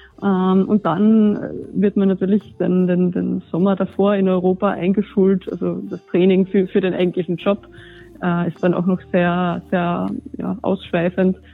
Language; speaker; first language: German; native; German